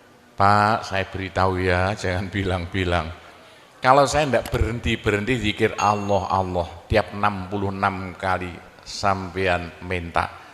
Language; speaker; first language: Indonesian; non-native, local second language; Javanese